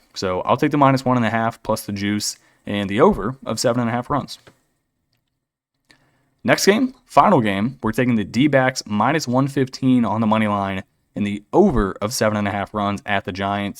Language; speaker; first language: English; native; English